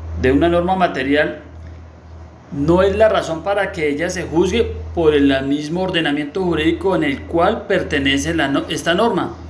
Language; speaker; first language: Spanish; native; Spanish